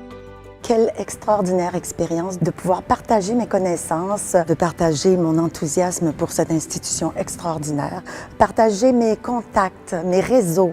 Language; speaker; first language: French; native; French